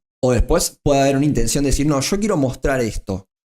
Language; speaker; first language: Spanish; native; Spanish